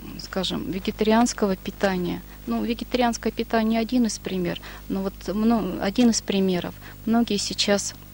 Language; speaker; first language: Russian; native; Russian